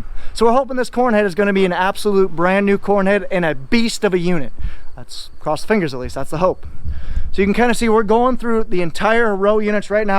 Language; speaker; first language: English; native; English